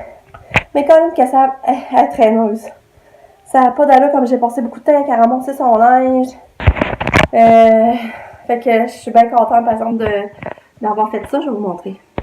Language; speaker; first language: French; native; French